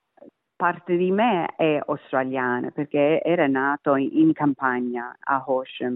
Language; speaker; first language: Italian; early bilingual, heritage; Italian